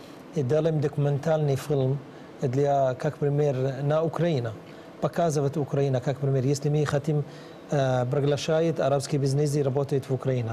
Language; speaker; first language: Russian; non-native, learner; Arabic